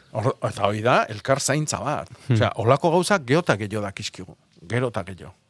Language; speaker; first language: Basque; native; Basque